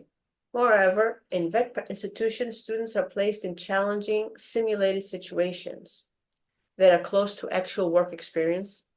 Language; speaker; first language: English; non-native, fluent; Greek